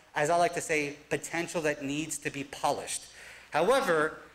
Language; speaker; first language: English; native; English